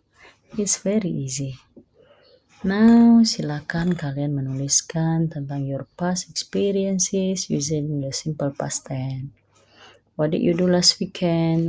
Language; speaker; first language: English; non-native, fluent; Indonesian